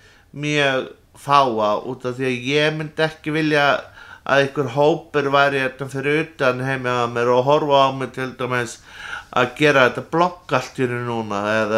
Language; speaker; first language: Icelandic; non-native, fluent; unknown